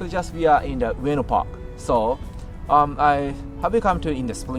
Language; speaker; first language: English; non-native, learner; Japanese